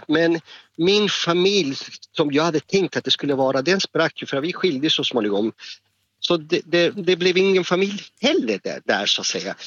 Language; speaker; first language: Swedish; non-native, fluent; Spanish